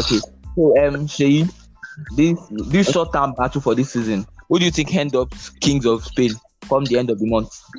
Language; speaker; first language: English; non-native, local second language; Yoruba